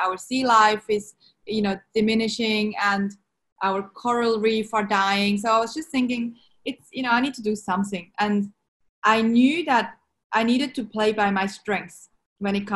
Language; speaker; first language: English; non-native, fluent; Swiss German